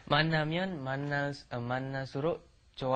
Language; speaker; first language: Korean; non-native, learner; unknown